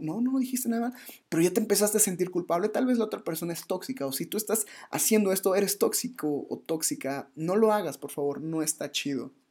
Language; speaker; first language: Spanish; native; Spanish